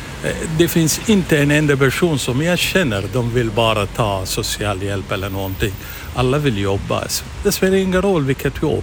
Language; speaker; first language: Swedish; non-native, fluent; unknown